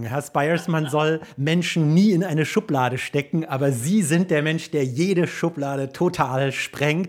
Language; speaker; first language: German; native; German